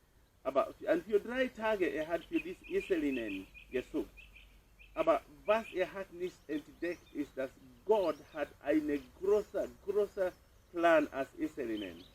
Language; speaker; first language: German; non-native, fluent; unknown